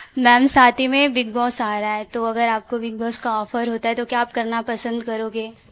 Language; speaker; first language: Hindi; native; Hindi